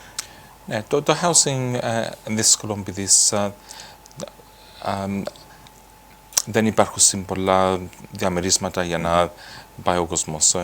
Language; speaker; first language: Greek; early bilingual, heritage; English